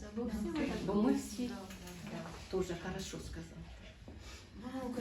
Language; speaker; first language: Ukrainian; non-native, local second language; Russian